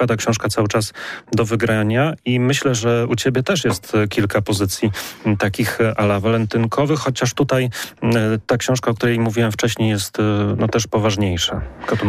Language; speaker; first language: Polish; native; Polish